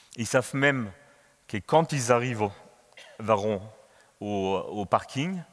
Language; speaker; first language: French; non-native, fluent; German